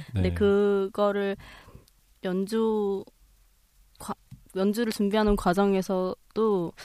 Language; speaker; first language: Korean; native; Korean